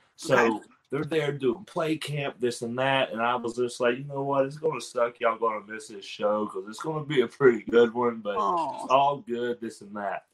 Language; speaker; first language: English; native; English